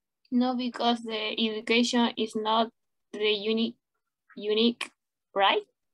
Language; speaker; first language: English; non-native, learner; Spanish